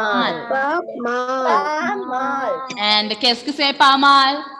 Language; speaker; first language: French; non-native, fluent; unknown